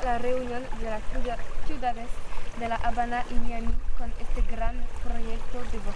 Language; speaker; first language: Spanish; non-native, learner; French